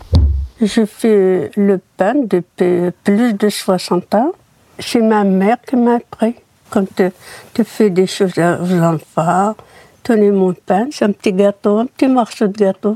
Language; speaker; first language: French; non-native, local second language; Berber languages